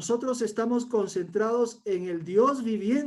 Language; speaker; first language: Spanish; native; Spanish